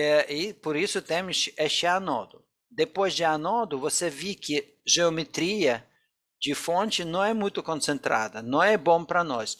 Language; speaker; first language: Portuguese; non-native, fluent; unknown